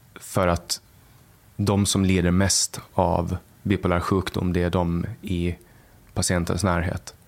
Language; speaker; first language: Swedish; native; Swedish